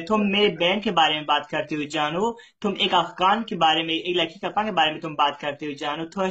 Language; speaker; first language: Hindi; non-native, learner; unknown